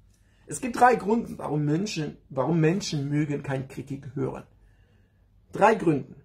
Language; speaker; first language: German; non-native, learner; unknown